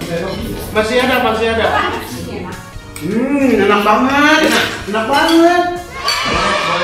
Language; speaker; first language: Indonesian; non-native, fluent; Japanese